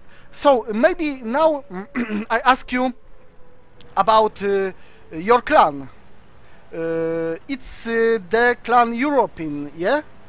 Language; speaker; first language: English; non-native, learner; Polish